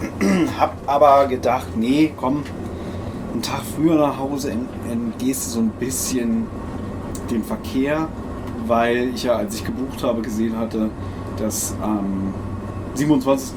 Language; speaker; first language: German; native; German